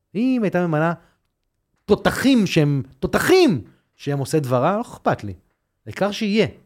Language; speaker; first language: Hebrew; native; Hebrew